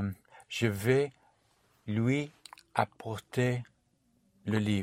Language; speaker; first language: French; non-native, learner; English